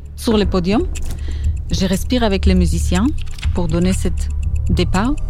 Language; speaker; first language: French; non-native, fluent; Portuguese